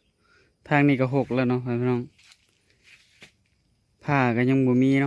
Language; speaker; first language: Thai; non-native, local second language; Lao